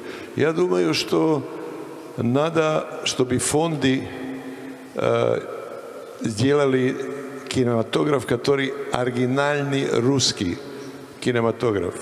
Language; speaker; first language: Russian; non-native, learner; Serbian